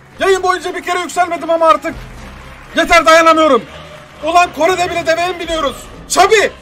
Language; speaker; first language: Turkish; native; Turkish